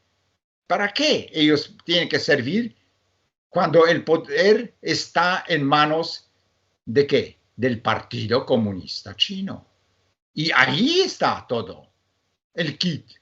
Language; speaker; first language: Spanish; non-native, fluent; Polish